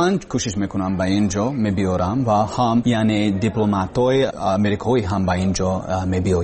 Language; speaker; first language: Persian; non-native, learner; English